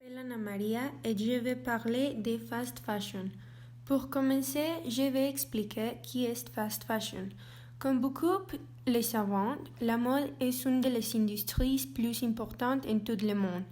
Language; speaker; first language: French; non-native, learner; Spanish